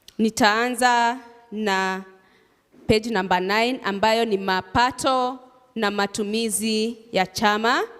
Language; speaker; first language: Swahili; non-native, local second language; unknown